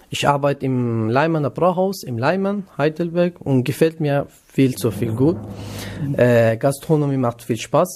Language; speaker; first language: German; non-native, learner; Kurdish